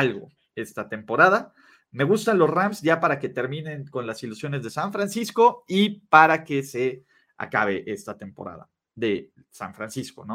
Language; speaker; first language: Spanish; native; Spanish